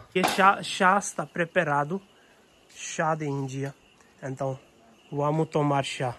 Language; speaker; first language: Portuguese; non-native, learner; Hindi